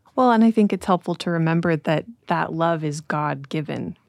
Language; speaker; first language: English; native; English